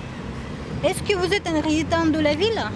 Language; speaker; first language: French; non-native, fluent; Russian